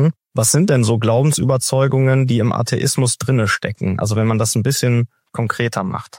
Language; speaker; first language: German; native; German